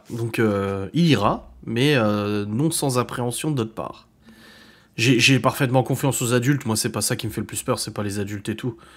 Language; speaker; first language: French; native; French